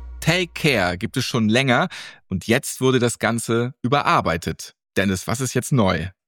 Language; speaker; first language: German; native; German